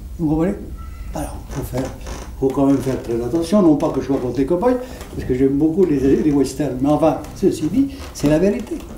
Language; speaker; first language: French; native; French